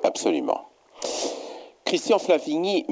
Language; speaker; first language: French; native; French